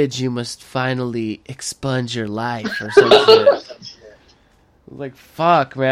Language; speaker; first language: English; early bilingual, other home language; Spanish